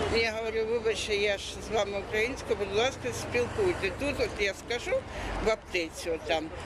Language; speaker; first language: Ukrainian; non-native, local second language; Russian